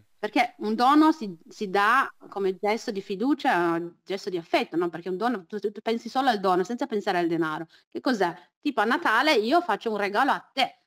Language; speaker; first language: Italian; early bilingual, other home language; Chinese